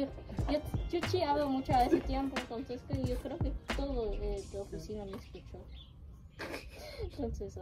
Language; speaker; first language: Spanish; early bilingual, heritage; Spanish